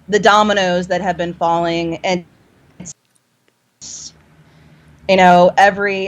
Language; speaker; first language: English; native; English